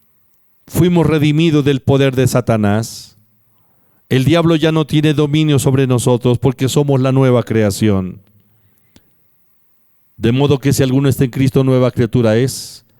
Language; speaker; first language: Spanish; native; Spanish